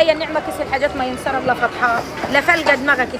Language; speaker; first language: Arabic; native; Arabic